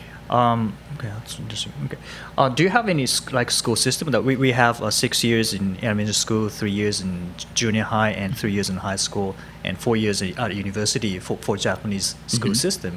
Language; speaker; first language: English; non-native, fluent; Japanese